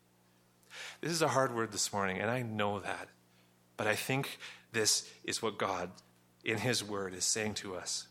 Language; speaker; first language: English; native; English